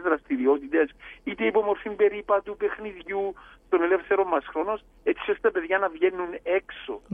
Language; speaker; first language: Greek; native; Greek